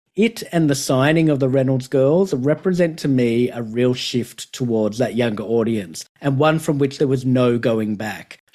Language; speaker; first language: English; native; English